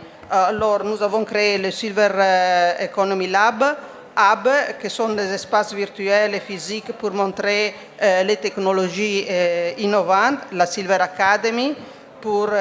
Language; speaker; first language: French; non-native, fluent; Italian